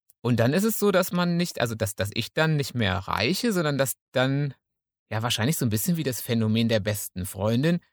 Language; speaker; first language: German; native; German